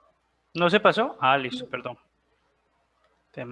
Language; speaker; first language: Spanish; native; Spanish